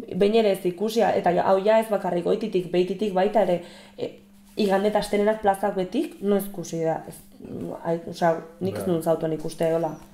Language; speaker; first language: Basque; native; Basque